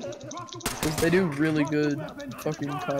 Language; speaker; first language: English; native; English